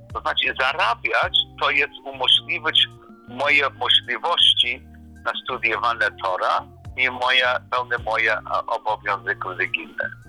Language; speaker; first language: Polish; non-native, learner; English